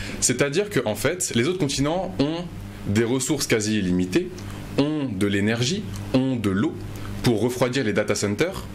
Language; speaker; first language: French; non-native, local second language; Mossi